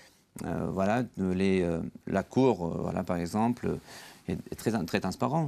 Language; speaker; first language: French; non-native, fluent; Georgian